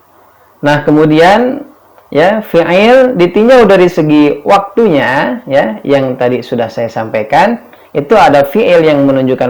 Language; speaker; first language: Indonesian; native; Indonesian